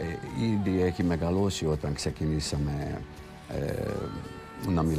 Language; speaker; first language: Greek; non-native, fluent; Hungarian